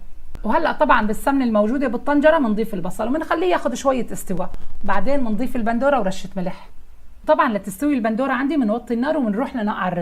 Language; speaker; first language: Arabic; native; Arabic